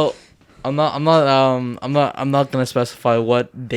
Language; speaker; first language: English; native; English